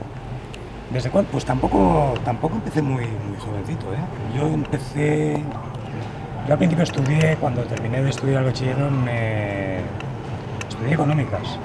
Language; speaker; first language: Spanish; native; Spanish